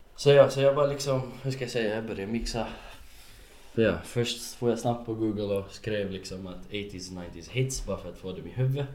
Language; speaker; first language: Swedish; early bilingual, other home language; Arabic